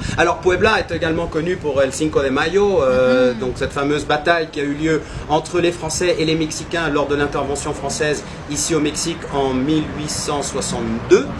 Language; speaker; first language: French; native; French